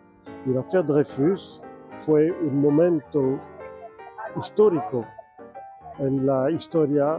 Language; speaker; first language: Spanish; non-native, fluent; French